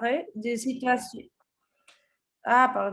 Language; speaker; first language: French; non-native, learner; Spanish